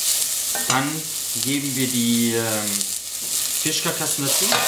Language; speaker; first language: German; native; German